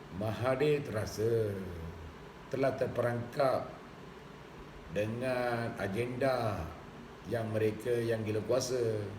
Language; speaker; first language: Malay; non-native, local second language; Tamil